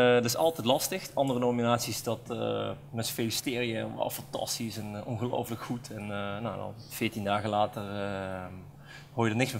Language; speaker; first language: Dutch; native; Dutch